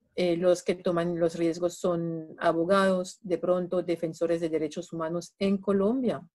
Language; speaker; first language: Spanish; non-native, fluent; French